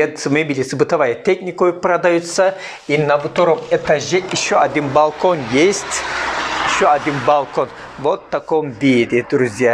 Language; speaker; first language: Russian; non-native, learner; Turkish